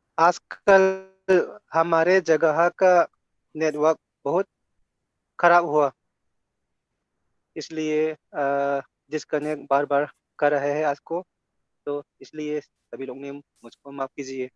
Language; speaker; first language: Hindi; non-native, local second language; Manipuri